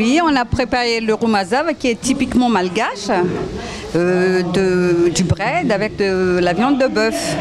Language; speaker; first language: French; non-native, local second language; Malagasy